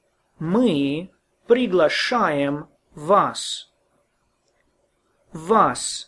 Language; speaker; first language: Russian; non-native, fluent; English